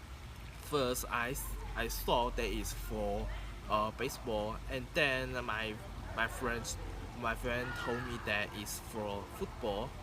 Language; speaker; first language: English; non-native, learner; Chinese